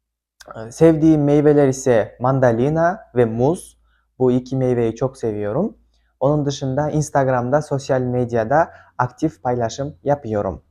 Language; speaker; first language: Turkish; non-native, fluent; Kyrgyz